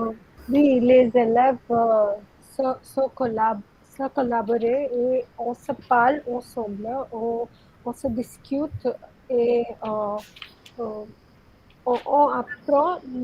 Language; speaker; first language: French; non-native, fluent; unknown